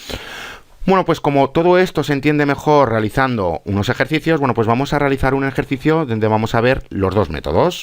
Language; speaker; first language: Spanish; native; Spanish